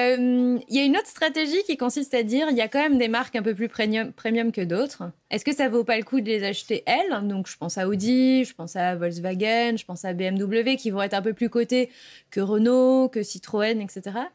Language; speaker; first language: French; native; French